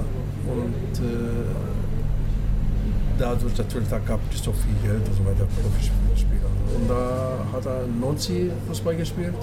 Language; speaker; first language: German; non-native, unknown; Turkish